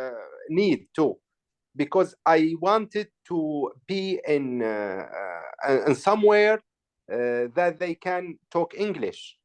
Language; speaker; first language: English; non-native, learner; Arabic